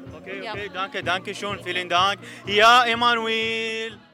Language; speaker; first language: German; non-native, learner; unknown